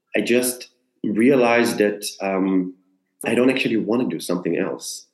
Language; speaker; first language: English; non-native, fluent; Hebrew